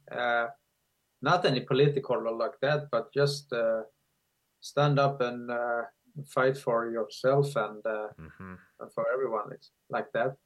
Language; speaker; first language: English; non-native, fluent; Swedish